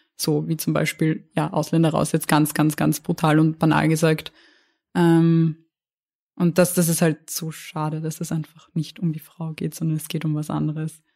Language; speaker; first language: German; native; German